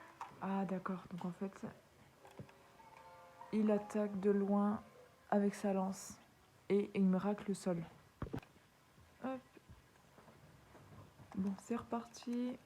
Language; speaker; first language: French; native; French